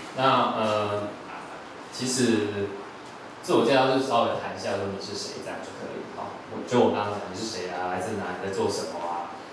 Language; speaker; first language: Chinese; native; Chinese